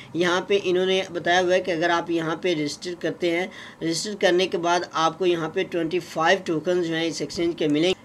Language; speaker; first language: Urdu; native; Urdu